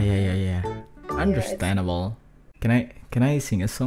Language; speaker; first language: English; non-native, fluent; Indonesian